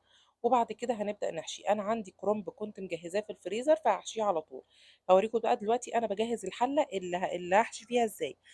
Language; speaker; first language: Arabic; native; Arabic